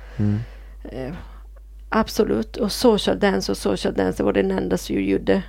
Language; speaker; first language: Swedish; non-native, fluent; Italian